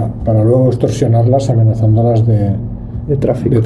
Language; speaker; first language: Spanish; native; Spanish